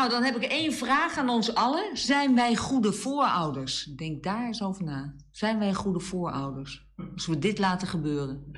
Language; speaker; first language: Dutch; native; Dutch